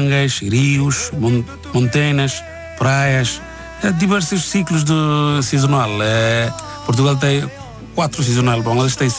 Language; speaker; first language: Portuguese; non-native, learner; Bangla